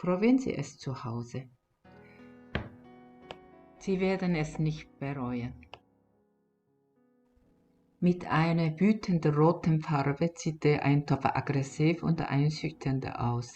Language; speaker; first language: German; non-native, fluent; Korean